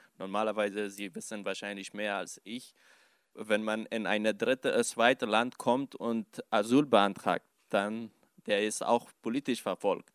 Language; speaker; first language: German; non-native, learner; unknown